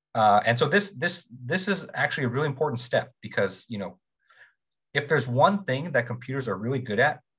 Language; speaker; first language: English; native; English